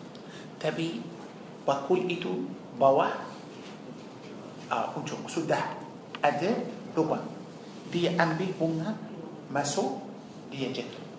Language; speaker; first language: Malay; non-native, fluent; Arabic